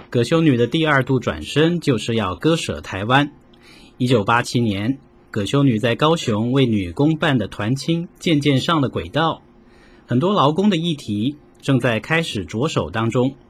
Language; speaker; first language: Chinese; native; Chinese